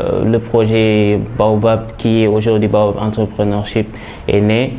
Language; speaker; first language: French; non-native, local second language; Wolof